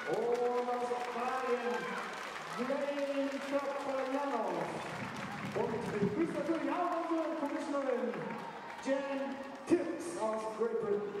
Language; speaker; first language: German; native; German